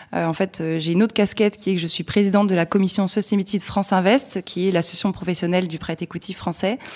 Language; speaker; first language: French; native; French